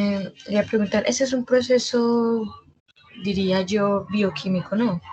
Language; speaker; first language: Spanish; native; Spanish